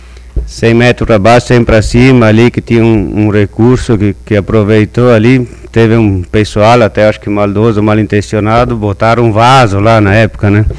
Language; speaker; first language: Portuguese; native; Portuguese